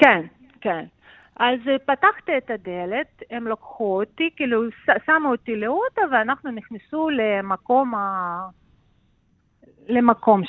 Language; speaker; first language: Hebrew; non-native, fluent; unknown